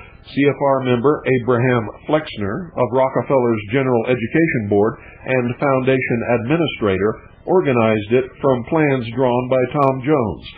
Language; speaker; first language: English; native; English